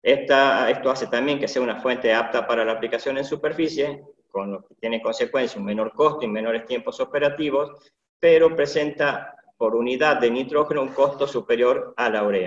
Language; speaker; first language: Spanish; native; Spanish